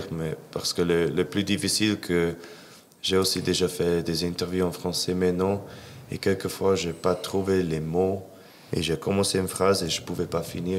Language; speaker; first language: French; non-native, fluent; English